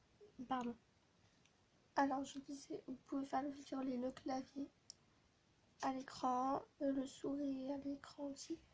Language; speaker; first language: French; native; French